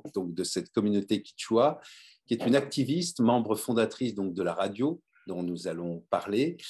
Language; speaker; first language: French; native; French